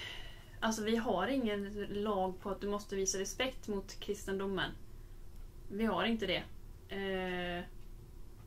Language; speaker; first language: Swedish; native; Swedish